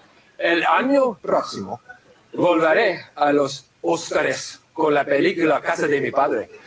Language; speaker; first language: Spanish; non-native, learner; English